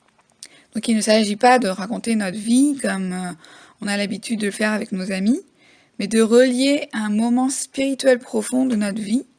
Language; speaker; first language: French; native; French